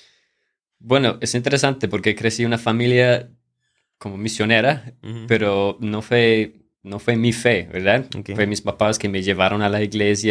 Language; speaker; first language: Spanish; non-native, fluent; English